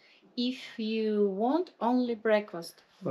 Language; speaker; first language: English; non-native, learner; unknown